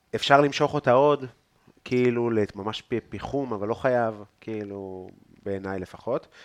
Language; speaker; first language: Hebrew; native; Hebrew